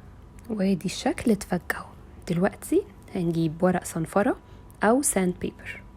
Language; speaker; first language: Arabic; native; Arabic